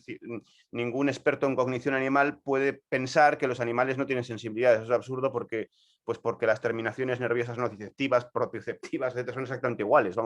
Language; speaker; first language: Spanish; native; Spanish